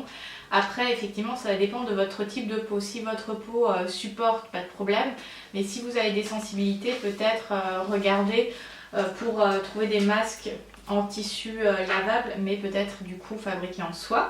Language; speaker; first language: French; native; French